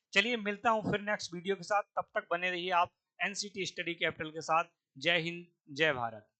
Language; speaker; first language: Hindi; native; Hindi